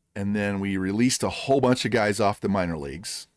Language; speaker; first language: English; native; English